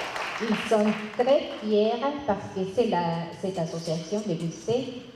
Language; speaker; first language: French; non-native, fluent; Spanish